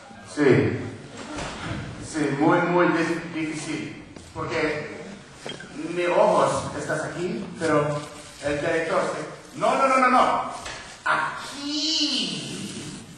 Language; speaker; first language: Spanish; non-native, learner; English